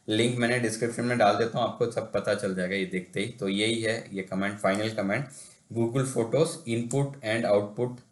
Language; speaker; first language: Hindi; non-native, local second language; Tamil